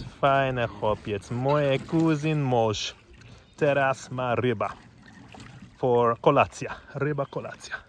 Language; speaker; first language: Polish; non-native, learner; English